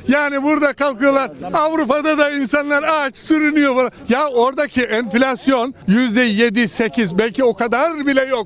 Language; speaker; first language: Turkish; native; Turkish